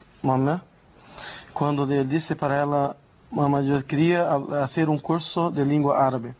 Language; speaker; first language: Spanish; non-native, learner; Portuguese